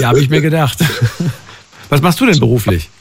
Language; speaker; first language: German; native; German